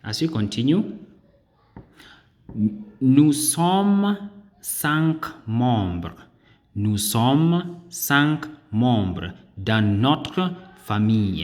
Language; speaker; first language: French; non-native, learner; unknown